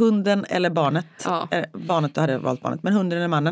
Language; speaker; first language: Swedish; native; Swedish